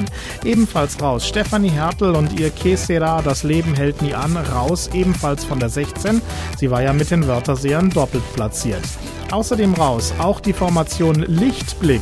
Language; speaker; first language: German; native; German